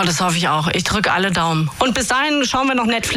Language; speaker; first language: German; native; German